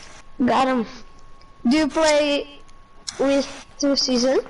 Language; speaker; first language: English; non-native, learner; Slovak